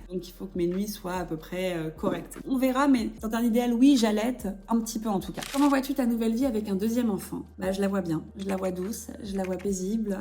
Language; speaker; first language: French; native; French